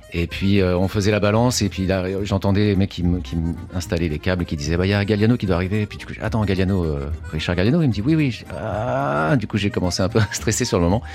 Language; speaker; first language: French; native; French